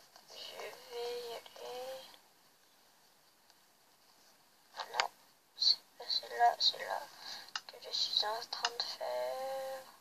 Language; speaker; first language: French; early bilingual, other home language; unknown